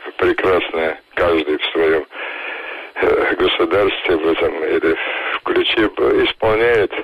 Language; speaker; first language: Russian; native; Russian